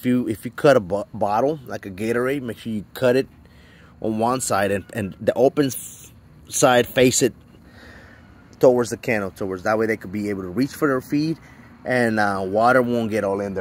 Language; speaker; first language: English; native; English